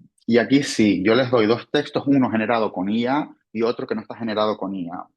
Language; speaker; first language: Spanish; native; Spanish